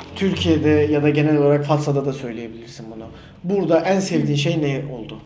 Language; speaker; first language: Turkish; native; Turkish